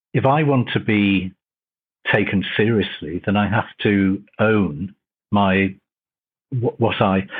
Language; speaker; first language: English; native; English